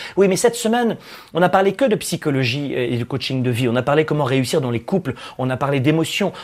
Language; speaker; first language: French; native; French